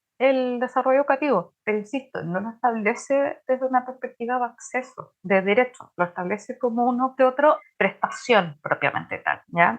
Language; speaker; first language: Spanish; native; Spanish